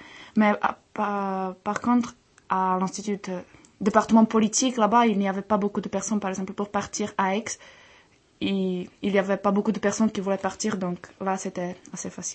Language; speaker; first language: French; non-native, fluent; Czech